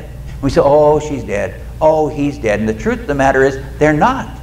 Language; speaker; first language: English; native; English